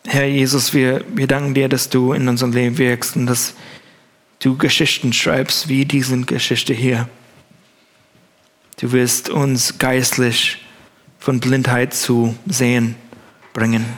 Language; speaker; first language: German; non-native, fluent; English